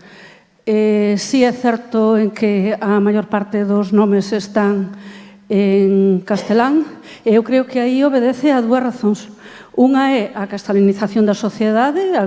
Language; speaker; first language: Galician; native; Galician